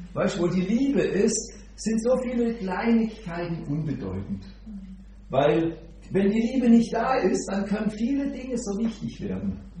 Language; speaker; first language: German; native; German